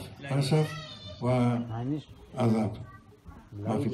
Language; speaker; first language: Arabic; non-native, learner; German